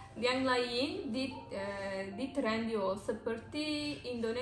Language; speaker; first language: Indonesian; non-native, learner; Turkish